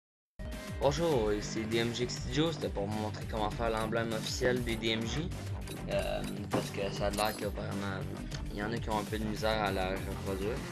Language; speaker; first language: French; native; French